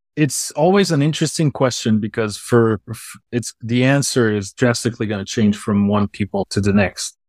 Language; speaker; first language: English; non-native, fluent; German